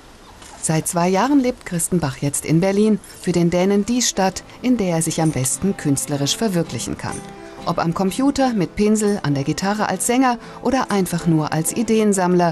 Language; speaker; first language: German; native; German